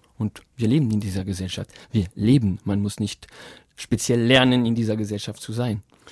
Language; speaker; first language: German; non-native, fluent; French